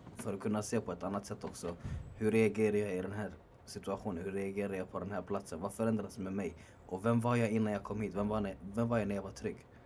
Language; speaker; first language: Swedish; early bilingual, other home language; Arabic